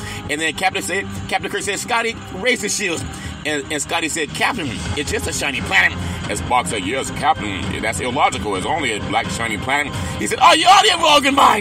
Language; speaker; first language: English; native; English